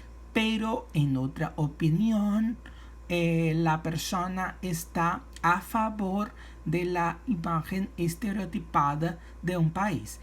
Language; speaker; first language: Spanish; non-native, fluent; Portuguese